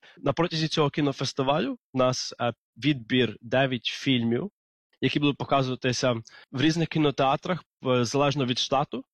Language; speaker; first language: Ukrainian; early bilingual, heritage; Ukrainian